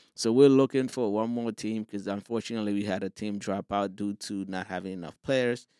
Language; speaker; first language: English; non-native, fluent; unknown